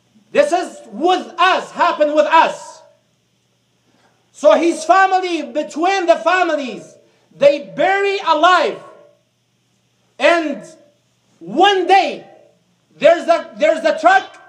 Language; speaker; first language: English; non-native, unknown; Arabic